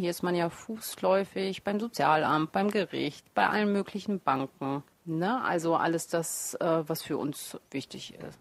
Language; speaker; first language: German; early bilingual, other home language; Russian